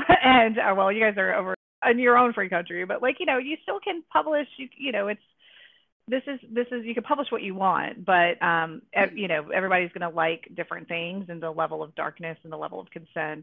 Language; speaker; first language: English; native; English